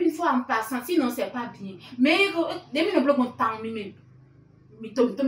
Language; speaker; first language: French; non-native, local second language; Fon